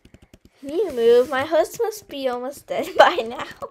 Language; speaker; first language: English; native; English